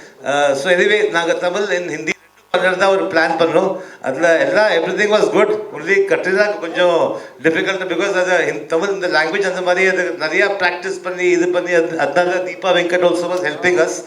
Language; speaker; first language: Tamil; early bilingual, heritage; Tamil